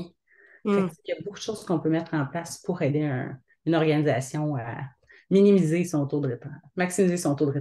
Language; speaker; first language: French; native; French